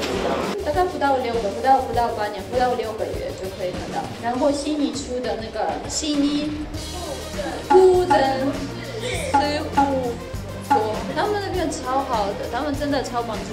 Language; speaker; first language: Chinese; non-native, fluent; Russian